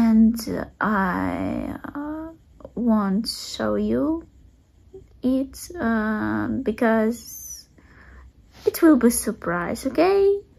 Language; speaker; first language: English; non-native, learner; Russian